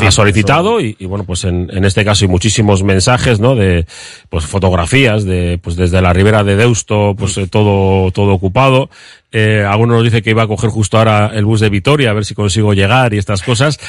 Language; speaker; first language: Spanish; native; Spanish